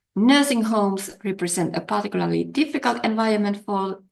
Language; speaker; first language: English; non-native, fluent; Finnish